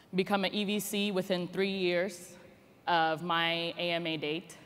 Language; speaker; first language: English; native; English